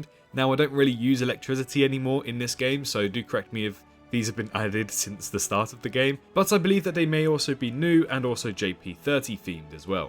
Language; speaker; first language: English; native; English